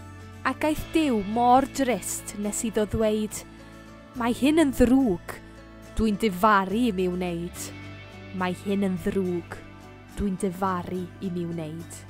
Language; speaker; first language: Welsh; native; Welsh